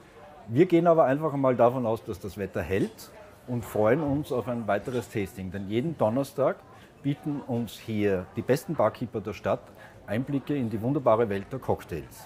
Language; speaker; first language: German; native; German